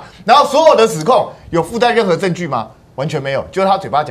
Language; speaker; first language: Chinese; native; Chinese